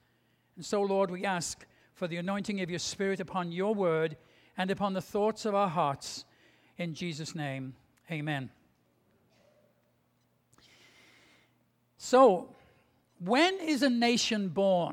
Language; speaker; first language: English; native; English